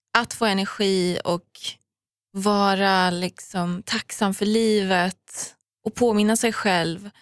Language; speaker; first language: Swedish; early bilingual, other home language; Persian